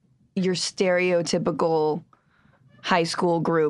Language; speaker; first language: English; native; English